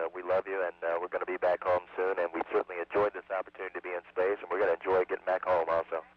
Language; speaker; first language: English; native; English